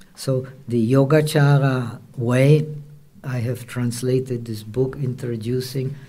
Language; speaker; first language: English; non-native, fluent; Czech